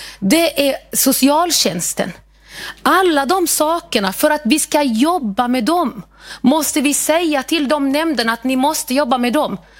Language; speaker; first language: Swedish; non-native, fluent; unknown